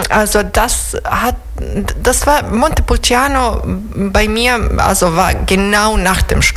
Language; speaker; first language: German; non-native, fluent; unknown